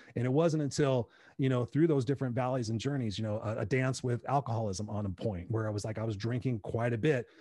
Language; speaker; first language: English; native; English